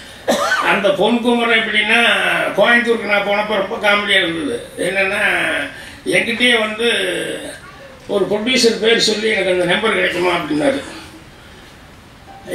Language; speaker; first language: Tamil; native; Tamil